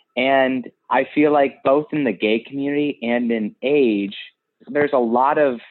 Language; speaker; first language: English; native; English